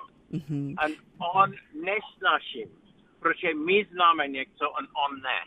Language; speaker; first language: Czech; non-native, learner; English